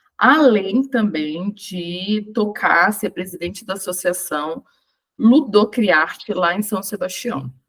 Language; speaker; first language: Portuguese; native; Portuguese